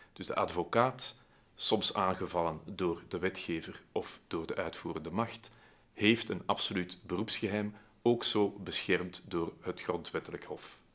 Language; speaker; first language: Dutch; native; Dutch